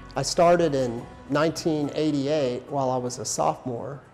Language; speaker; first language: English; native; English